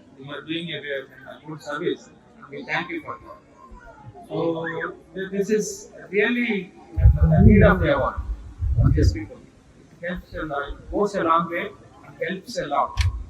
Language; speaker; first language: English; non-native, local second language; Telugu